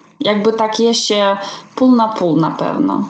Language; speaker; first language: Polish; non-native, fluent; Ukrainian